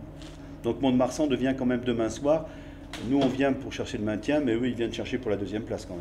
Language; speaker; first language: French; native; French